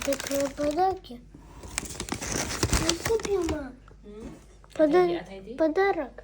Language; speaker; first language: Russian; early bilingual, other home language; Tajik